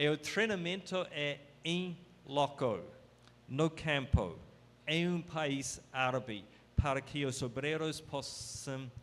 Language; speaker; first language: Portuguese; non-native, fluent; English